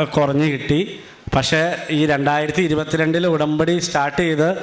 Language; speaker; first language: Malayalam; native; Malayalam